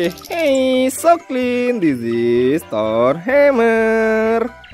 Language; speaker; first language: English; non-native, learner; Indonesian